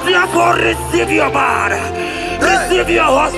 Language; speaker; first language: English; non-native, local second language; Igbo